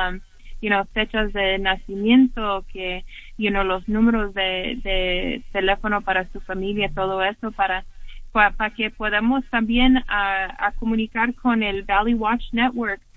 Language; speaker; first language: Spanish; early bilingual, heritage; English